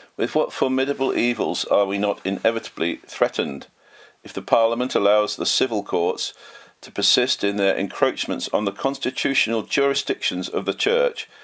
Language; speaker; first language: English; native; English